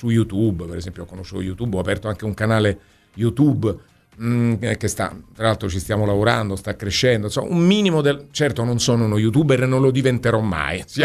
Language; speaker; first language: Italian; native; Italian